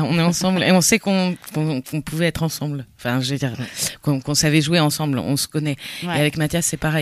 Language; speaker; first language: French; native; French